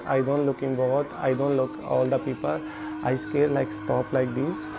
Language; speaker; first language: English; non-native, learner; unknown